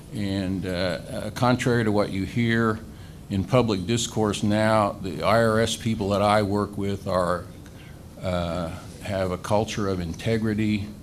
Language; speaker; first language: English; native; English